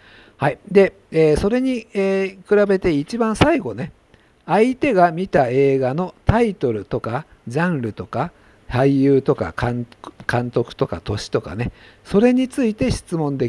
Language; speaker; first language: Japanese; native; Japanese